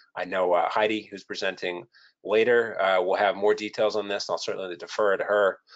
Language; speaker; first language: English; native; English